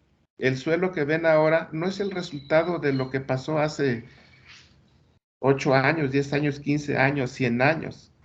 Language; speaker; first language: Spanish; native; Spanish